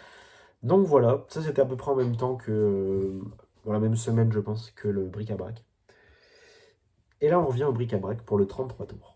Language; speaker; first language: French; native; French